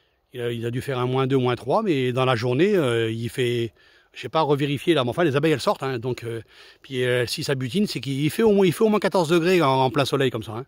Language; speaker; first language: French; native; French